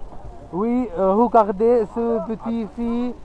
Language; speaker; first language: French; non-native, fluent; Arabic